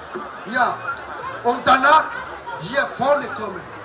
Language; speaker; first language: German; non-native, learner; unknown